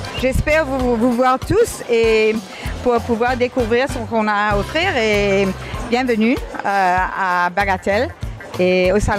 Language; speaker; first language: French; non-native, local second language; Morisyen